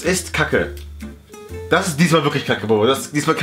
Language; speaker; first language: German; native; German